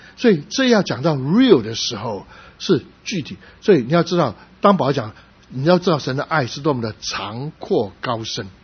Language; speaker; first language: Chinese; non-native, local second language; Cantonese